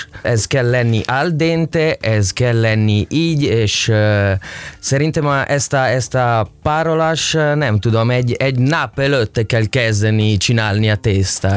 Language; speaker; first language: Hungarian; non-native, learner; Italian